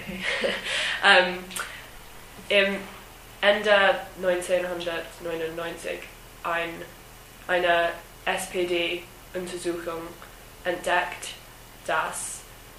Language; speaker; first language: German; non-native, learner; English